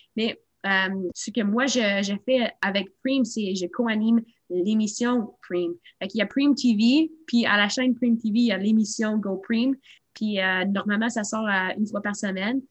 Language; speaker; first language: French; non-native, local second language; English